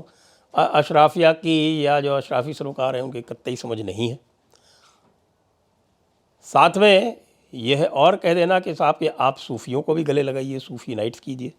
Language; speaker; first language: Hindi; native; Hindi